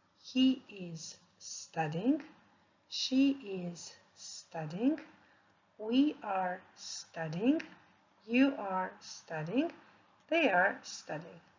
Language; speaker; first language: English; non-native, fluent; Albanian